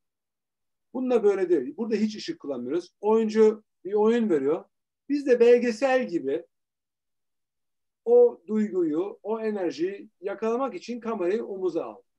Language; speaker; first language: Turkish; early bilingual, heritage; Turkish